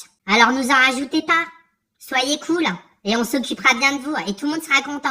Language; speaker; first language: French; native; French